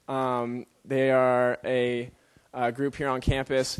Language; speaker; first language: English; native; English